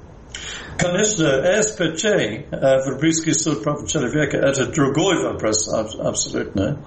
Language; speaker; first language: Russian; non-native, fluent; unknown